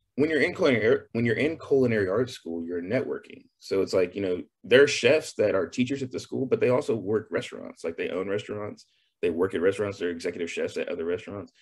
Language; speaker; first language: English; native; English